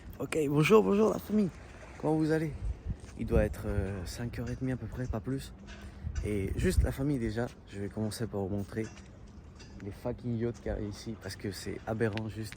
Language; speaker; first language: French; early bilingual, other home language; Spanish